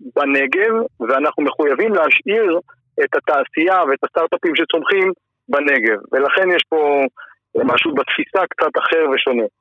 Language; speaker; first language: Hebrew; native; Hebrew